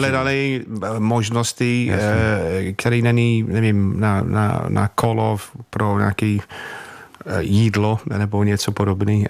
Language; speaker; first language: Czech; non-native, fluent; English